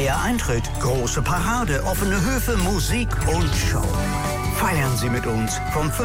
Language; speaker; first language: German; native; German